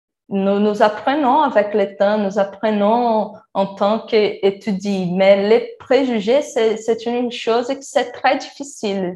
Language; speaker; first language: French; non-native, learner; Portuguese